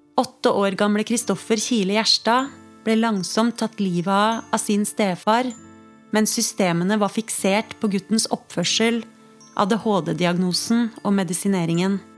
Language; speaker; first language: Norwegian; native; Norwegian